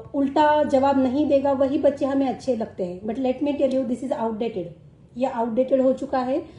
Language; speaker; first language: Hindi; non-native, local second language; Marathi